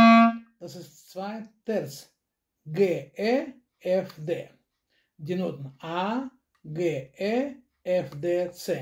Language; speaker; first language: German; non-native, fluent; Russian